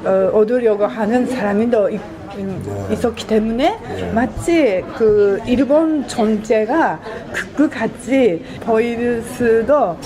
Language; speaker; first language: Korean; non-native, fluent; Japanese